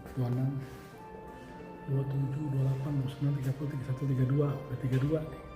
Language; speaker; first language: Indonesian; native; Indonesian